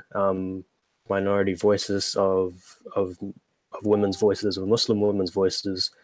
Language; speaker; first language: English; native; English